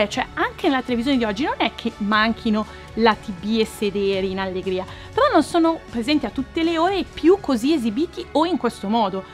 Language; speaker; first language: Italian; native; Italian